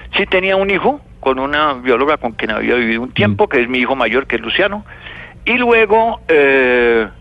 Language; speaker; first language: Spanish; native; Spanish